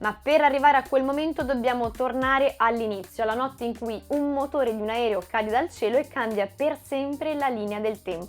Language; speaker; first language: Italian; native; Italian